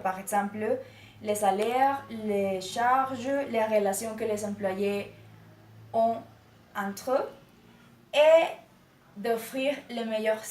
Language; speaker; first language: French; non-native, learner; Spanish